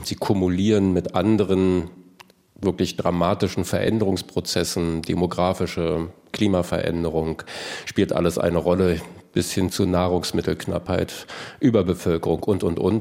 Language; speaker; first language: German; native; German